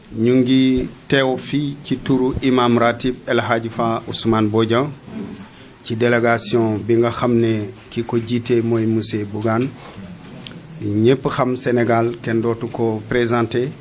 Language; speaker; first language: Wolof; non-native, local second language; Jola-Fonyi